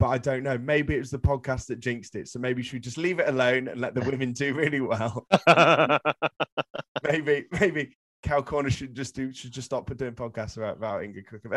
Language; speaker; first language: English; native; English